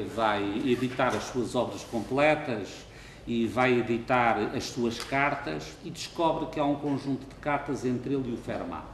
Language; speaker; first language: Portuguese; native; Portuguese